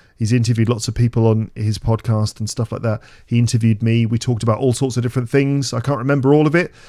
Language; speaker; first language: English; native; English